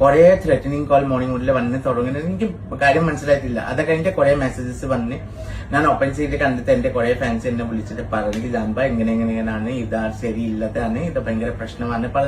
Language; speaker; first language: Malayalam; non-native, local second language; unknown